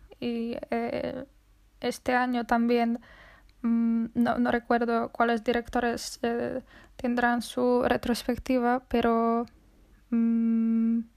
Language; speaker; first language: Spanish; non-native, fluent; Polish